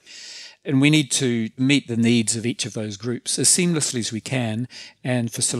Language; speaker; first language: English; native; English